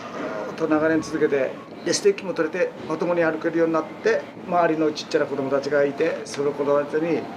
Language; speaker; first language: Japanese; native; Japanese